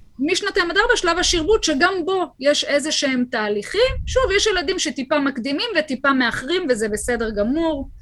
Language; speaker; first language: Hebrew; native; Hebrew